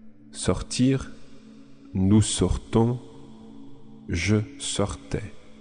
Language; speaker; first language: French; non-native, fluent; English